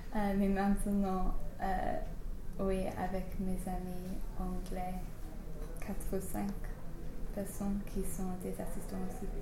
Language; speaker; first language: French; non-native, learner; English